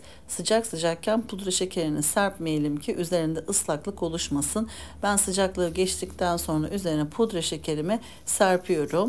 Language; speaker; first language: Turkish; native; Turkish